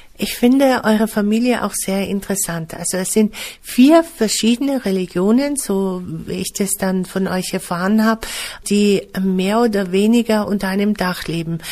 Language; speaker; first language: German; native; German